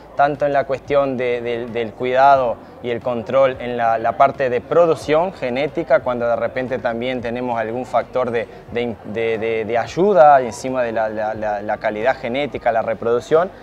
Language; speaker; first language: Spanish; early bilingual, heritage; Spanish